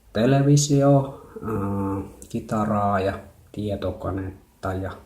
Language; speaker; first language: Finnish; non-native, fluent; Jarai